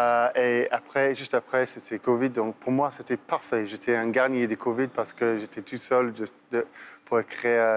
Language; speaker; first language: French; non-native, fluent; English